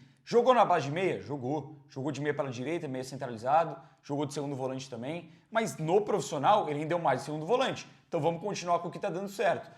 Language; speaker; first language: Portuguese; native; Portuguese